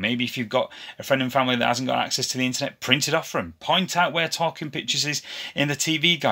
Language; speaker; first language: English; native; English